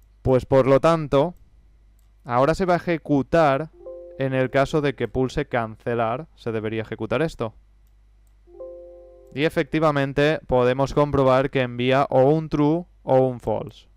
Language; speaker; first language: Spanish; native; Spanish